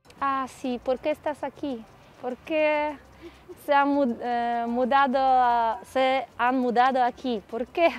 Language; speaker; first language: Spanish; non-native, learner; Polish